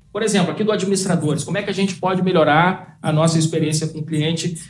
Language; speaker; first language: Portuguese; native; Portuguese